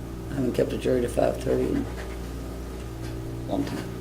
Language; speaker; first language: English; native; English